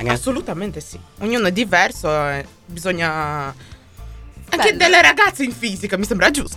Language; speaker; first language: Italian; native; Italian